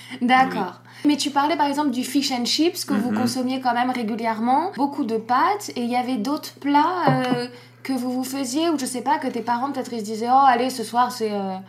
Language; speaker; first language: French; native; French